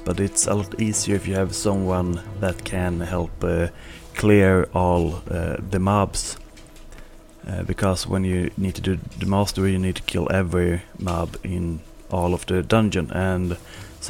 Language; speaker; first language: English; non-native, fluent; Swedish